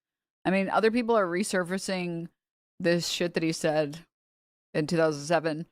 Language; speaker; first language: English; native; English